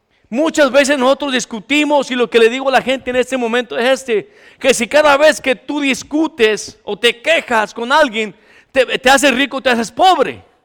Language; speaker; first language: Spanish; native; Spanish